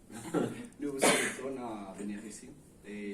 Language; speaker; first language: French; non-native, learner; Spanish